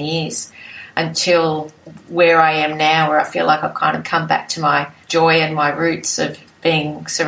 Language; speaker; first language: English; native; English